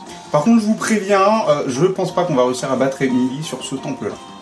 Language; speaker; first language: French; native; French